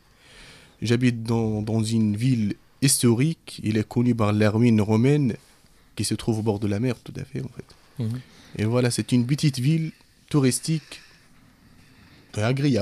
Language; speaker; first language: French; non-native, fluent; Arabic